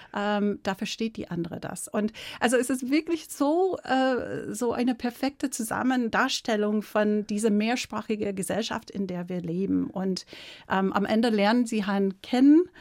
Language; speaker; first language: German; non-native, fluent; English